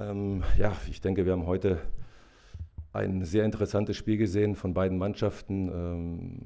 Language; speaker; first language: German; native; German